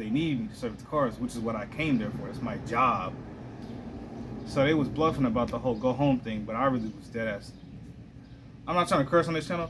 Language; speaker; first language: English; native; English